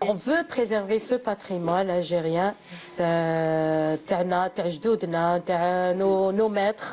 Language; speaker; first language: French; non-native, local second language; Arabic